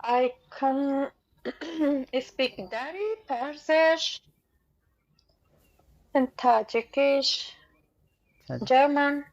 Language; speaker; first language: English; non-native, learner; Persian